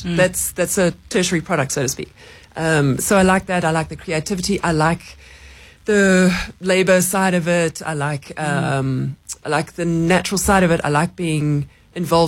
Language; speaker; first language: English; native; English